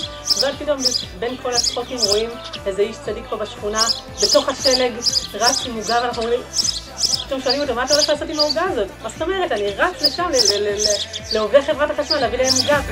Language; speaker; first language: Hebrew; native; Hebrew